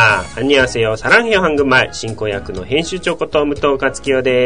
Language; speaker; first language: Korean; non-native, fluent; Japanese